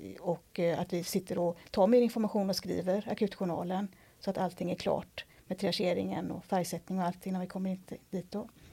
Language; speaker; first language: Swedish; native; Swedish